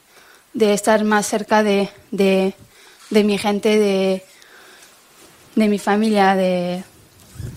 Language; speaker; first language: Spanish; non-native, fluent; French